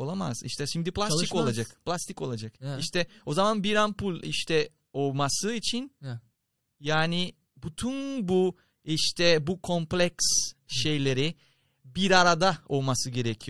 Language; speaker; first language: Turkish; non-native, fluent; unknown